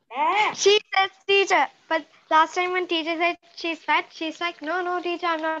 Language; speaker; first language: English; non-native, learner; Sinhala